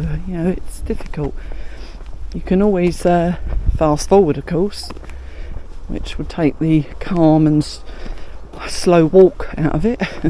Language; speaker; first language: English; native; English